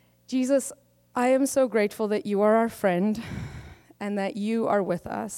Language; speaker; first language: English; non-native, local second language; Afrikaans